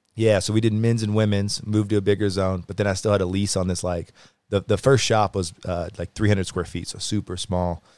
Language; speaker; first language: English; native; English